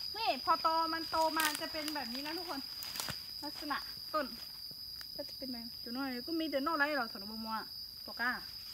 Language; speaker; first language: Thai; non-native, local second language; Hmong